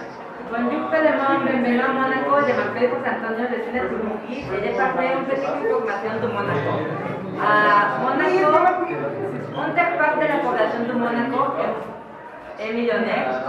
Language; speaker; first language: French; non-native, learner; Spanish